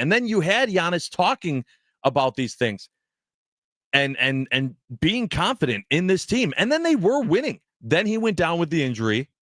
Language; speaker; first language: English; native; English